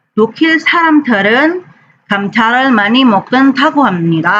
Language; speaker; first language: Korean; non-native, fluent; Indonesian